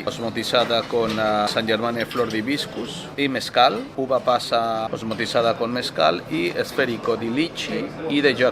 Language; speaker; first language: Italian; non-native, learner; Spanish